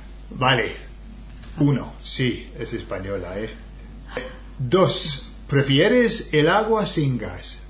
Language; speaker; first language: Spanish; non-native, fluent; English